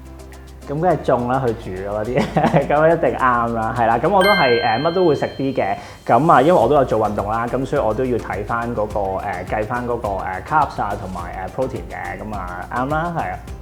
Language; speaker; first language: Cantonese; native; Cantonese